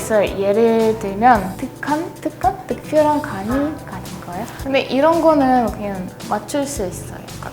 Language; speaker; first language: Korean; non-native, learner; Russian